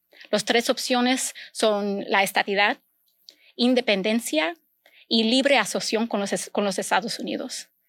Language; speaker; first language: Spanish; early bilingual, other home language; English